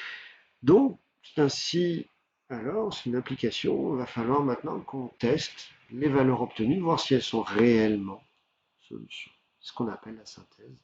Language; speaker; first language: French; native; French